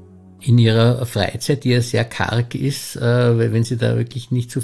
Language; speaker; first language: German; native; German